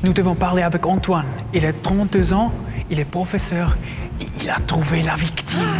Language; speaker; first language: French; non-native, local second language; German